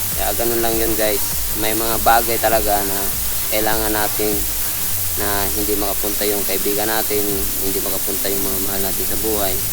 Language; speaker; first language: Filipino; non-native, local second language; Cebuano